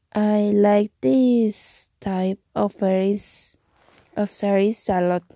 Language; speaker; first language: English; non-native, learner; Spanish